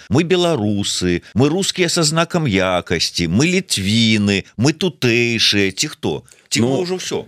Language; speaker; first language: Belarusian; native; Belarusian